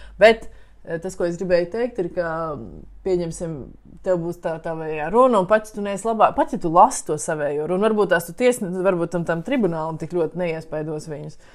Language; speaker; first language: Latvian; native; Latvian